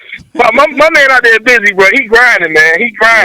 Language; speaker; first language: English; native; English